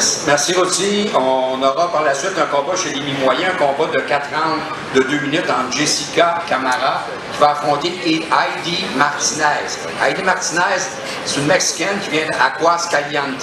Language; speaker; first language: French; native; French